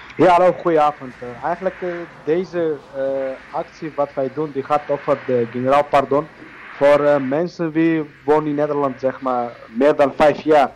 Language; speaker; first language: Dutch; non-native, learner; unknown